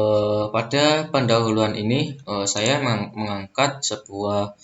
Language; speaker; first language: Indonesian; native; Indonesian